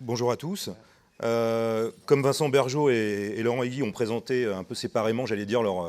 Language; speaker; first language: French; native; French